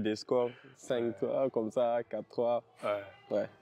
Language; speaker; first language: French; non-native, local second language; Wolof